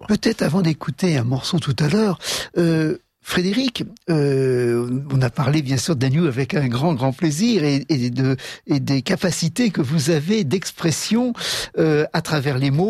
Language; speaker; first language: French; native; French